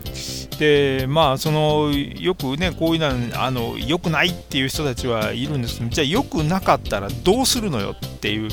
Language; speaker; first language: Japanese; native; Japanese